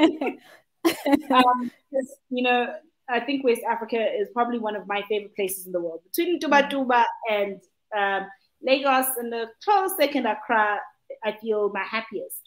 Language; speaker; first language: English; non-native, local second language; Zulu